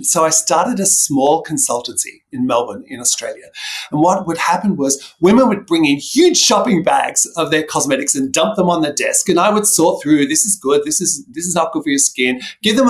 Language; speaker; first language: English; native; English